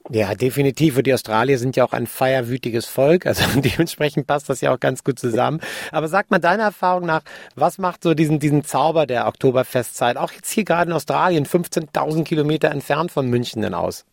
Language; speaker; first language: German; native; German